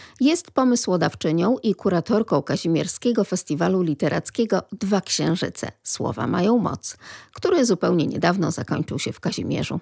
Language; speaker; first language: Polish; native; Polish